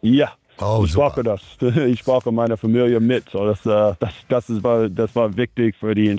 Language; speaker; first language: German; non-native, learner; English